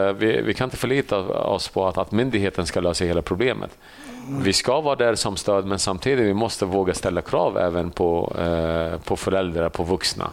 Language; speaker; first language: Swedish; early bilingual, other home language; Assyrian Neo-Aramaic